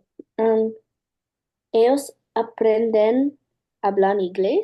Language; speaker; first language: Spanish; non-native, learner; English